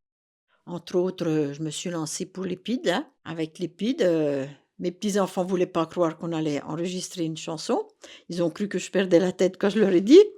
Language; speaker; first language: French; native; French